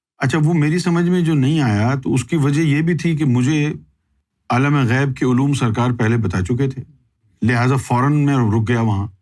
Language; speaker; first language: Urdu; native; Urdu